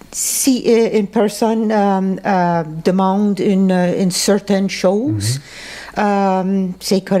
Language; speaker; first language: French; non-native, local second language; English